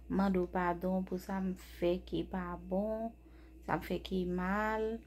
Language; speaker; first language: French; non-native, local second language; Haitian Creole